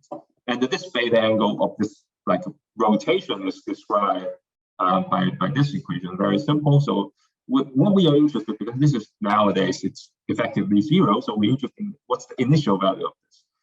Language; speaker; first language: English; non-native, fluent; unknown